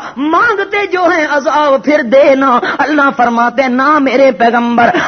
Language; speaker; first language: Urdu; non-native, local second language; Punjabi